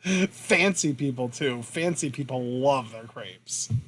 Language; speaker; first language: English; native; English